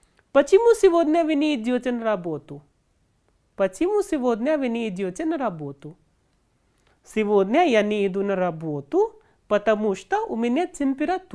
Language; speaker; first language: Russian; non-native, fluent; Hindi